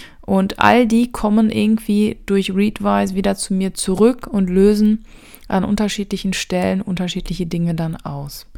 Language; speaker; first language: German; native; German